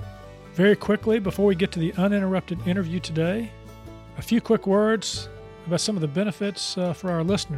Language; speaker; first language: English; native; English